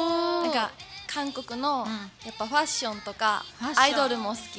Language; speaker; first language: Japanese; native; Japanese